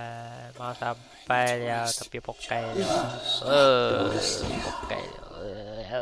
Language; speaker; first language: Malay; non-native, local second language; Chinese